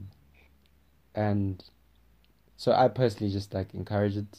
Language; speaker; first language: English; non-native, local second language; Tswana